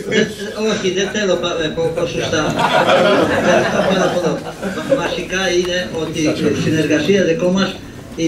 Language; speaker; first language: Greek; non-native, fluent; Polish